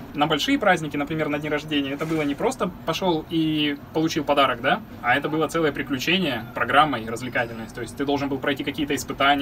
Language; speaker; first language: Russian; native; Russian